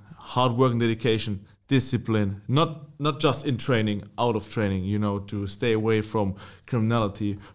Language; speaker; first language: English; non-native, fluent; German